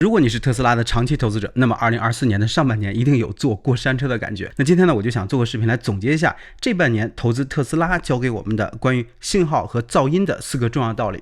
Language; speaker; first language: Chinese; native; Chinese